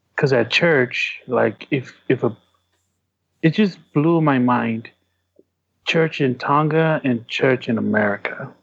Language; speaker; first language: English; early bilingual, other home language; Tongan